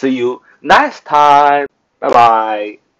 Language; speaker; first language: English; non-native, fluent; Chinese